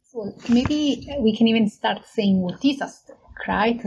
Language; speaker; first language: English; non-native, fluent; Italian